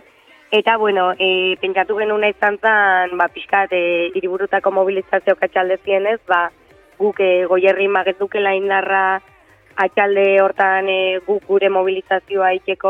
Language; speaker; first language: Basque; native; Basque